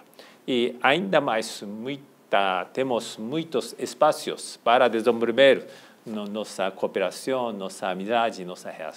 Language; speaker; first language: Portuguese; non-native, fluent; Japanese